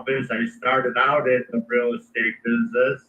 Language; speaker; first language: English; native; English